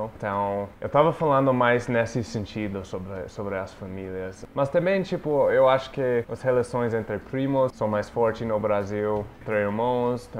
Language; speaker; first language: Portuguese; non-native, fluent; English